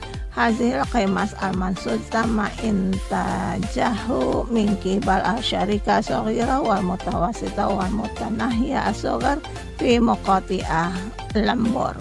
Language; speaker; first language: Arabic; non-native, fluent; Indonesian